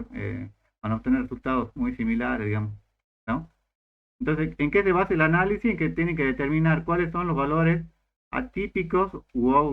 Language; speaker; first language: Spanish; native; Spanish